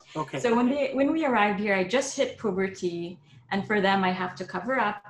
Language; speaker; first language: English; non-native, fluent; Arabic